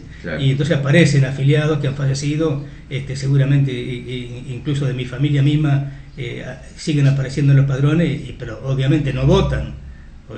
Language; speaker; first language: Spanish; native; Spanish